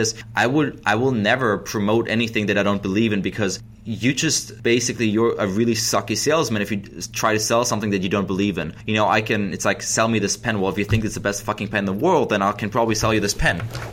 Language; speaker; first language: English; non-native, fluent; German